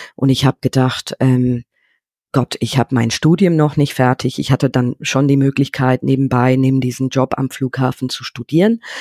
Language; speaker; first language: German; non-native, fluent; English